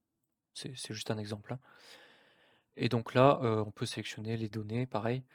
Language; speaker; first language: French; native; French